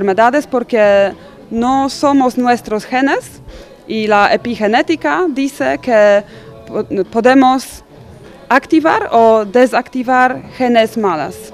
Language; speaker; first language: Spanish; non-native, fluent; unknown